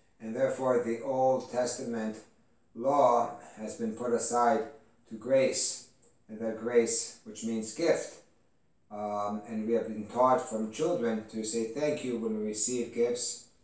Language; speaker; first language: English; early bilingual, other home language; Greek